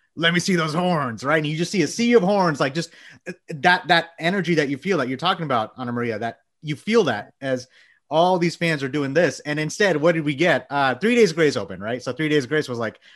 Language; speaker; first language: English; early bilingual, other home language; Bangla